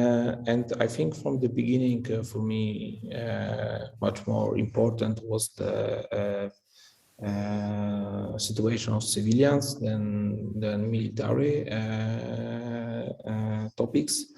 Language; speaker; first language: English; non-native, fluent; Polish